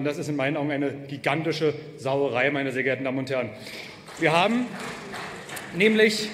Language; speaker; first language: German; native; German